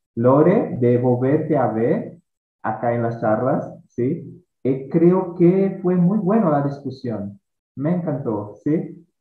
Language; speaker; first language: Spanish; non-native, fluent; Portuguese